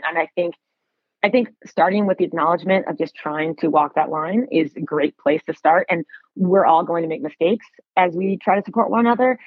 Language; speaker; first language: English; native; English